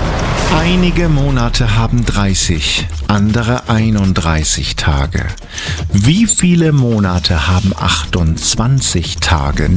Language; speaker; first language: German; native; German